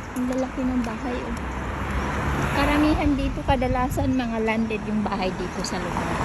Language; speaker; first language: Filipino; non-native, local second language; Waray